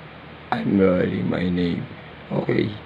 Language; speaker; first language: English; non-native, learner; Filipino